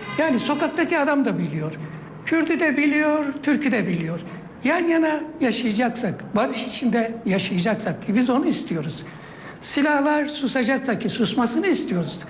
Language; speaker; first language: Turkish; non-native, local second language; Kurdish